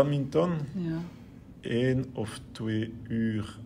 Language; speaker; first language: Dutch; non-native, local second language; French